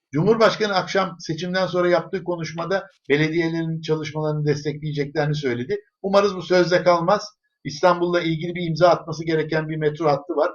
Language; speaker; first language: Turkish; early bilingual, other home language; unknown